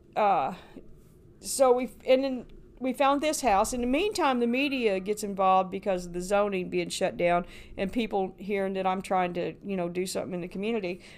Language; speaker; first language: English; native; English